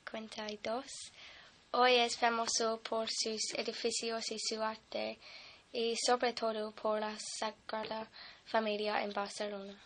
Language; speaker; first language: Spanish; non-native, fluent; English